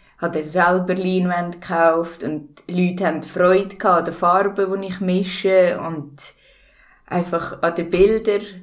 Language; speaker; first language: German; native; German